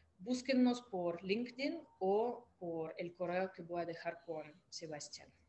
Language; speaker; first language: Spanish; non-native, fluent; Russian